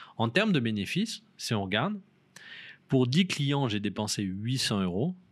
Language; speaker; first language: French; native; French